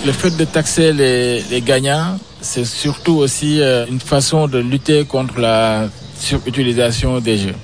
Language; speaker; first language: French; non-native, local second language; Wolof